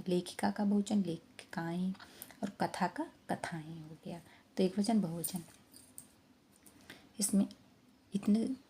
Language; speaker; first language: Hindi; native; Hindi